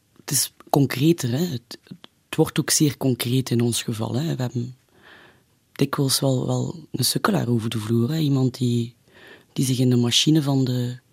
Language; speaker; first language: Dutch; native; Dutch